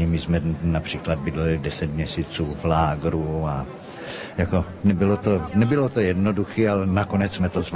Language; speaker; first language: Czech; early bilingual, heritage; Czech